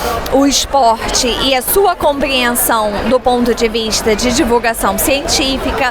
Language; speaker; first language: Portuguese; native; Portuguese